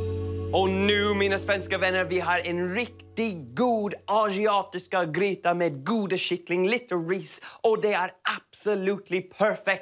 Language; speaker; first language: Swedish; non-native, learner; English